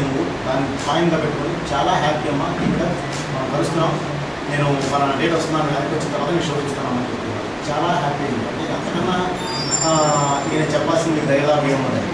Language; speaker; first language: Telugu; native; Telugu